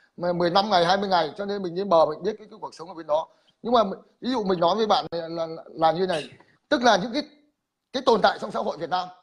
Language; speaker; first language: Vietnamese; native; Vietnamese